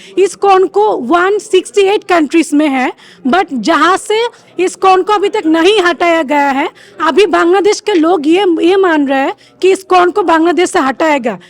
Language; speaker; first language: Hindi; non-native, fluent; Bangla